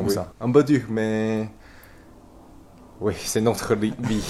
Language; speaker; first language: French; non-native, learner; Chinese